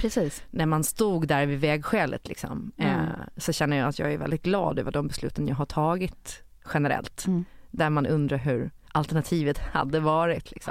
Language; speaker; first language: Swedish; native; Swedish